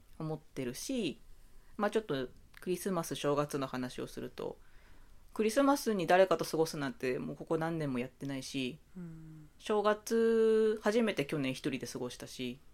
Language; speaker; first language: Japanese; native; Japanese